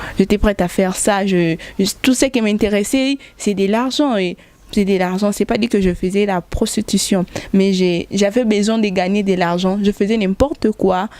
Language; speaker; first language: French; non-native, local second language; Lingala